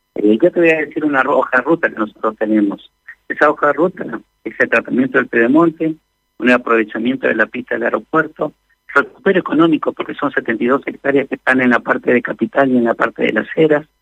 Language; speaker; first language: Spanish; native; Spanish